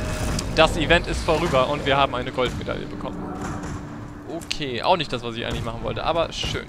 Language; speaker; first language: German; native; German